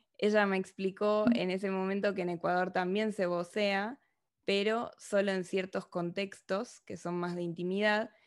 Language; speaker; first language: Spanish; native; Spanish